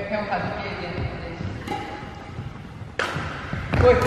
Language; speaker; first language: Chinese; non-native, learner; Thai